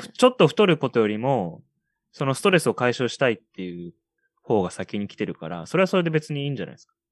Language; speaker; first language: Japanese; native; Japanese